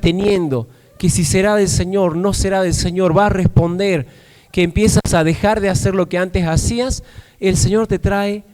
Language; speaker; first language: Spanish; native; Spanish